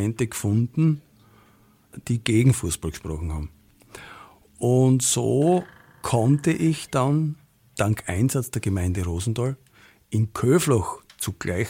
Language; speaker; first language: German; native; German